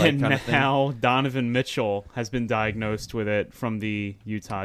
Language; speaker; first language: English; native; English